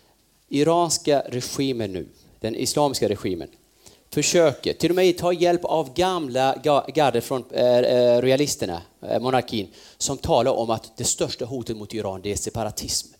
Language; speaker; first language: Swedish; non-native, fluent; Kurdish